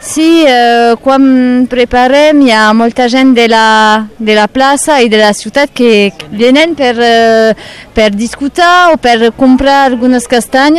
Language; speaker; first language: Catalan; non-native, local second language; French